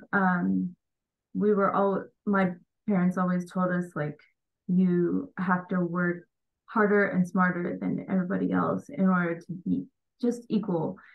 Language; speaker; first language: English; early bilingual, other home language; Bangla